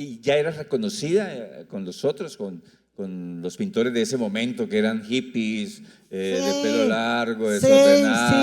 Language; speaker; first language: Spanish; native; Spanish